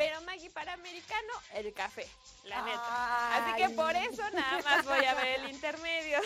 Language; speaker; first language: Spanish; native; Spanish